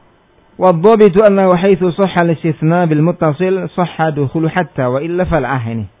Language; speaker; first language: Arabic; non-native, fluent; Indonesian